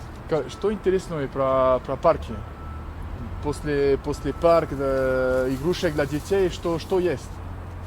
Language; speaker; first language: Russian; non-native, learner; French